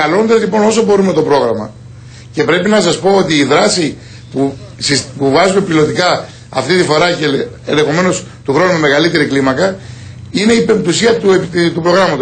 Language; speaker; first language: Greek; native; Greek